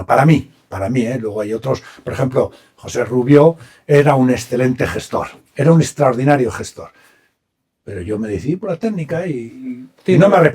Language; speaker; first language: Spanish; native; Spanish